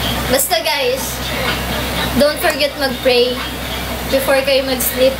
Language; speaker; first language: English; non-native, local second language; Filipino